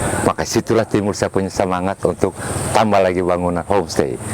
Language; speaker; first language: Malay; non-native, local second language; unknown